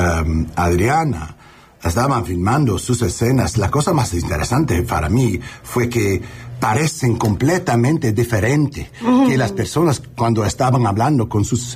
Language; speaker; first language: Spanish; non-native, learner; English